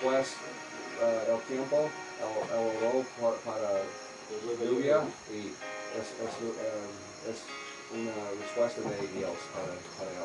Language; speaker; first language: Spanish; non-native, learner; English